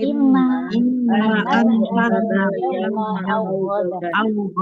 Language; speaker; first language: Arabic; non-native, learner; Indonesian